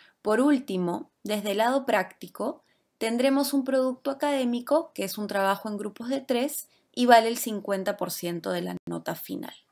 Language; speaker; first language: Spanish; native; Spanish